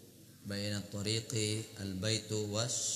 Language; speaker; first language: Arabic; non-native, fluent; Indonesian